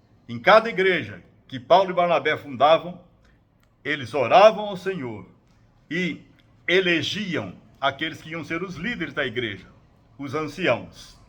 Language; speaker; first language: Portuguese; native; Portuguese